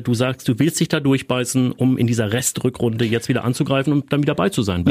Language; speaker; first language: German; native; German